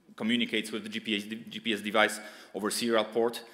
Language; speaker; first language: English; non-native, fluent; Polish